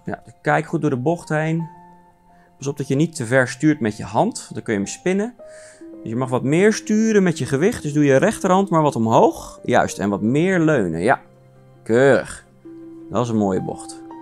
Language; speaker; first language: Dutch; native; Dutch